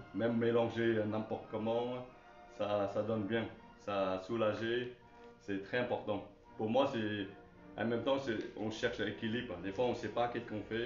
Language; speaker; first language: French; non-native, learner; Chinese